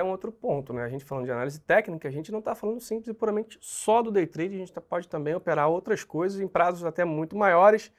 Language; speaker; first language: Portuguese; native; Portuguese